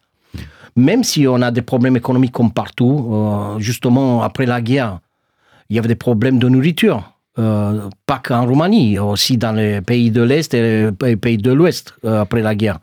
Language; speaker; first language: French; non-native, fluent; Romanian